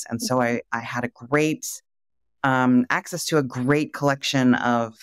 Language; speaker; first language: English; native; English